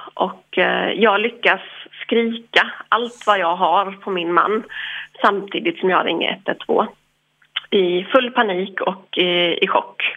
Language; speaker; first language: Swedish; early bilingual, other home language; English